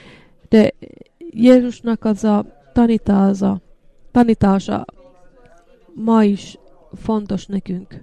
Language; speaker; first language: Hungarian; non-native, learner; Finnish